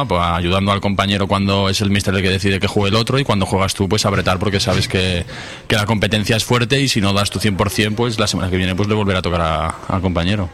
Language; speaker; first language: Spanish; native; Spanish